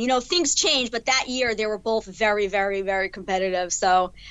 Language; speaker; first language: English; native; English